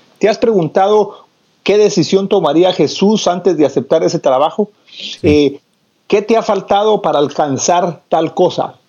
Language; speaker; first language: Spanish; native; Spanish